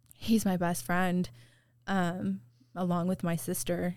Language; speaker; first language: English; native; English